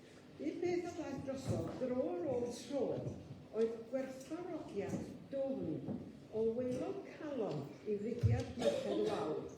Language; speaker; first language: Welsh; native; Welsh